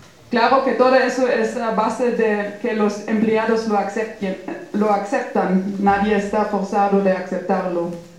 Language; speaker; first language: Spanish; non-native, fluent; German